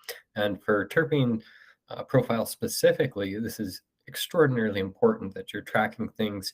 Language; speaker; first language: English; native; English